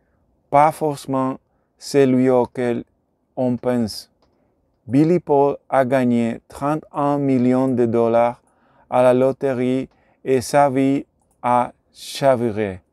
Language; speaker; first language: French; non-native, learner; Spanish